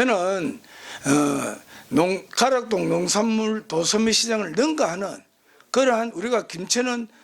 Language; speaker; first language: Korean; native; Korean